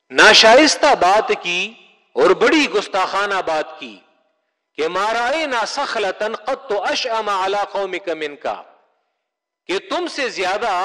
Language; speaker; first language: Urdu; non-native, local second language; Pashto